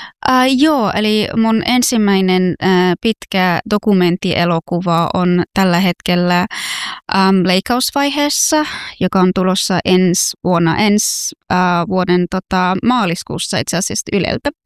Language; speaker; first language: Finnish; non-native, fluent; Persian